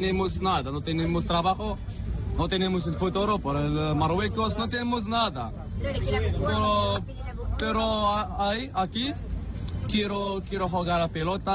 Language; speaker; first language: Spanish; non-native, learner; Arabic